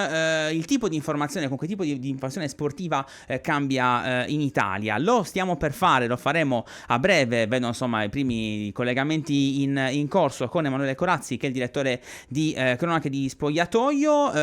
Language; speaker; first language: Italian; native; Italian